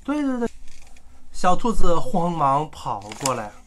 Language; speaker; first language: Chinese; native; Chinese